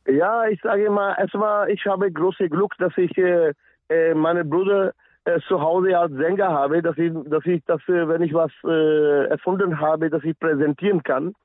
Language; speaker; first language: German; non-native, fluent; Punjabi